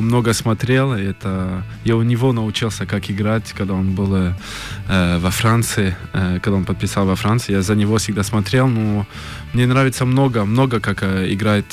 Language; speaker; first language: Russian; early bilingual, heritage; French